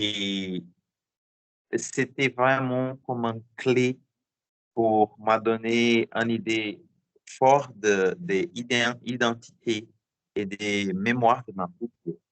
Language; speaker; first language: French; non-native, learner; Portuguese